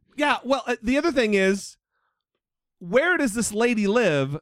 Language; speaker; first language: English; native; English